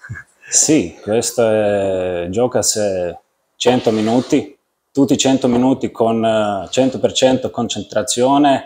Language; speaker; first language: Italian; non-native, learner; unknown